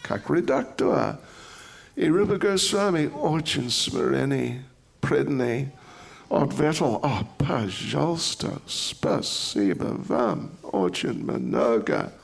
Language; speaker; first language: Russian; non-native, learner; English